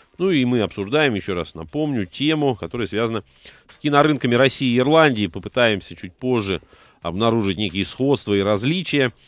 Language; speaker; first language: Russian; native; Russian